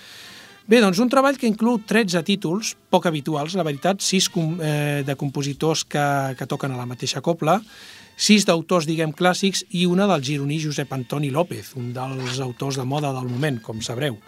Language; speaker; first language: Catalan; native; Catalan